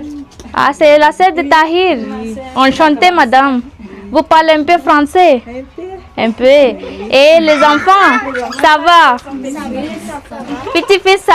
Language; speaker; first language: French; non-native, learner; Telugu